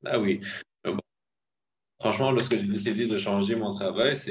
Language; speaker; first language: French; non-native, fluent; Arabic